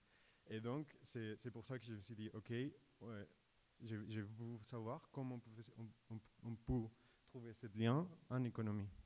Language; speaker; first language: French; non-native, fluent; Spanish